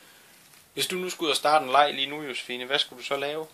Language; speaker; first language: Danish; native; Danish